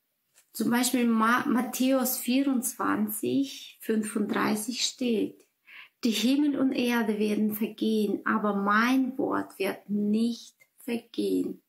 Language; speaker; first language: German; non-native, fluent; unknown